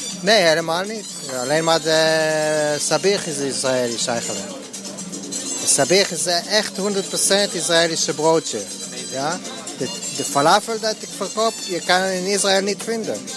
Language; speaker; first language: Dutch; non-native, learner; Hebrew